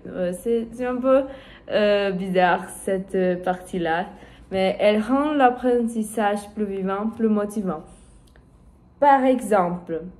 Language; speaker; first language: French; non-native, learner; Portuguese